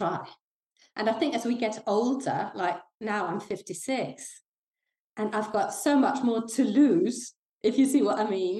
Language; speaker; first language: English; non-native, fluent; Danish